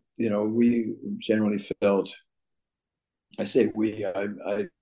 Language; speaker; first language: English; native; English